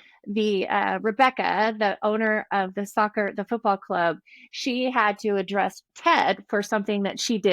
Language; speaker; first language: English; native; English